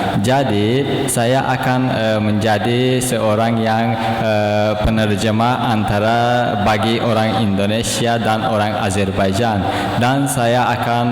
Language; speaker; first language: Indonesian; non-native, learner; Azerbaijani